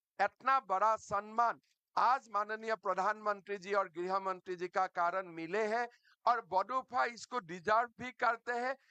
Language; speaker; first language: Hindi; non-native, local second language; Assamese